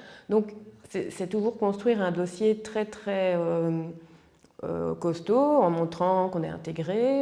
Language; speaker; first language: French; native; French